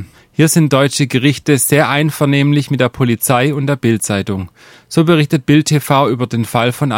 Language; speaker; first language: German; native; German